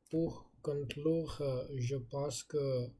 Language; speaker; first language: French; non-native, learner; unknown